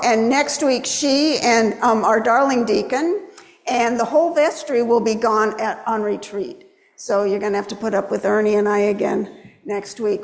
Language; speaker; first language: English; native; English